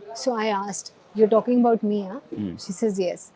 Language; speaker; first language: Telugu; non-native, learner; Hindi